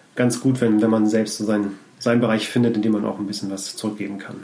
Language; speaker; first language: German; native; German